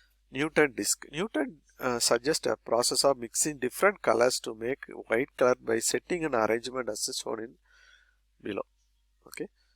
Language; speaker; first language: English; non-native, local second language; Tamil